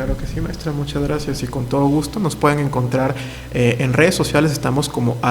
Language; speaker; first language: Spanish; native; Spanish